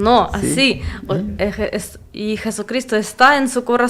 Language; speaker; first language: Spanish; non-native, learner; Russian